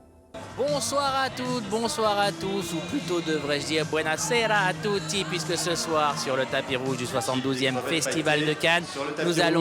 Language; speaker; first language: French; native; French